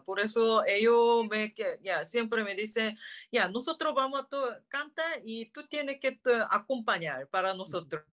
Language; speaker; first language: Spanish; non-native, learner; Korean